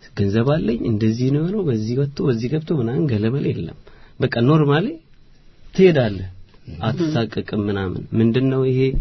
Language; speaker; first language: Amharic; native; Amharic